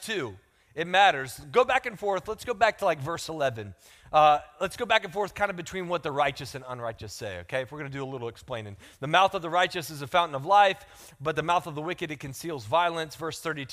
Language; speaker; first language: English; native; English